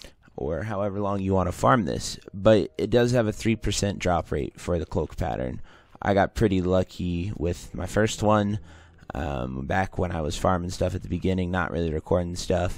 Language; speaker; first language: English; native; English